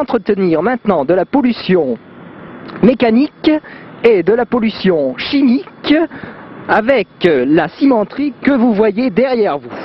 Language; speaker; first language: French; native; French